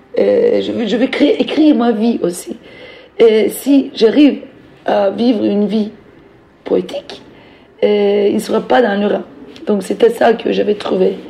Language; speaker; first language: French; non-native, fluent; Turkish